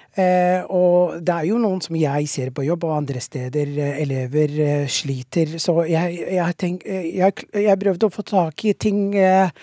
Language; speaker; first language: Norwegian; non-native, fluent; Somali